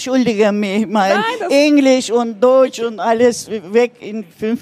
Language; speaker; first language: German; non-native, learner; Turkish